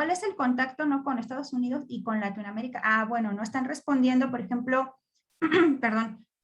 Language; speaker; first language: Spanish; native; Spanish